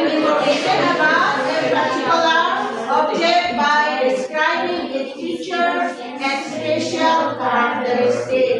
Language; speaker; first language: English; non-native, fluent; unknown